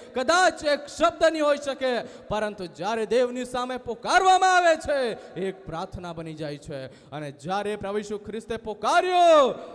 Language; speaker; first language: Gujarati; native; Gujarati